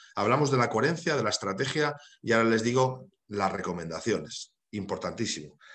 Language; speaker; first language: Spanish; native; Spanish